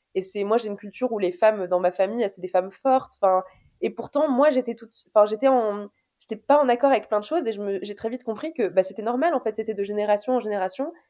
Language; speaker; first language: French; native; French